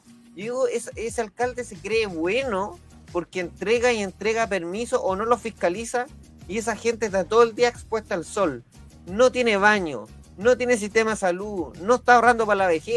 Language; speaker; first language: Spanish; native; Spanish